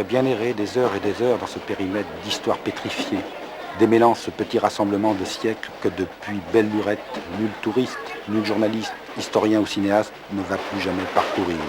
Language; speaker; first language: French; native; French